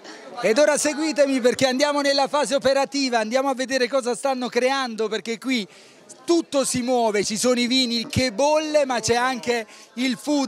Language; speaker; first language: Italian; native; Italian